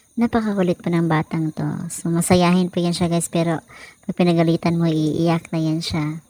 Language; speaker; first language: Filipino; non-native, local second language; Cebuano